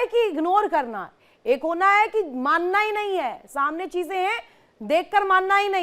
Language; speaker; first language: Hindi; native; Hindi